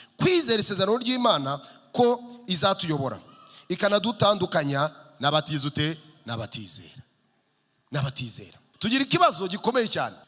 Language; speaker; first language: Kinyarwanda; native; Kinyarwanda